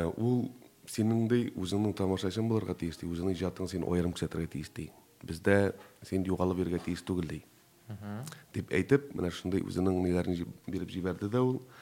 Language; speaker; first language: Tatar; native; Tatar